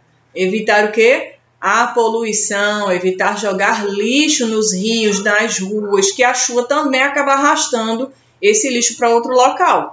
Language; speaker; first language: Portuguese; native; Portuguese